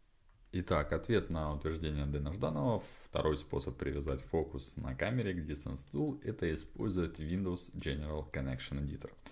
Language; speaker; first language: Russian; native; Russian